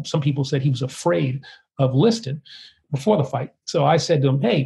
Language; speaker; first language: English; native; English